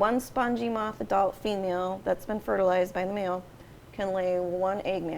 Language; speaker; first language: English; native; English